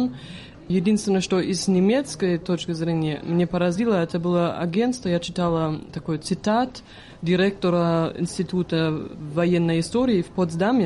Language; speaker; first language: Russian; non-native, fluent; German